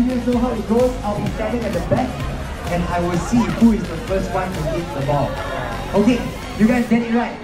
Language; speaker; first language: English; non-native, local second language; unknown